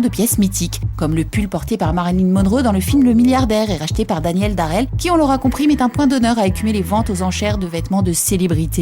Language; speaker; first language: French; native; French